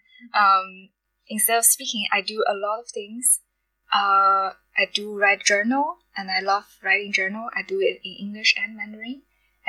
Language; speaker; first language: English; non-native, fluent; Chinese